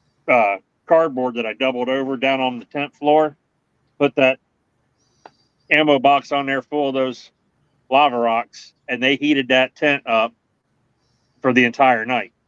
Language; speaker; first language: English; native; English